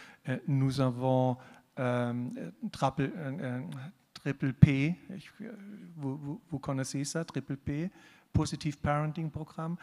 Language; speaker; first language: French; non-native, learner; German